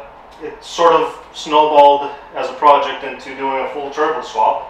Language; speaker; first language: English; non-native, fluent; Romanian